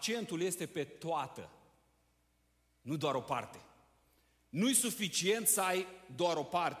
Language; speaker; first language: Romanian; native; Romanian